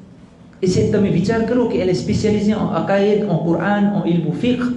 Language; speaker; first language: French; non-native, local second language; Gujarati